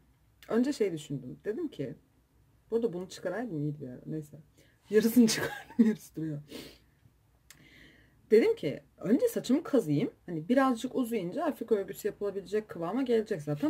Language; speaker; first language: Turkish; native; Turkish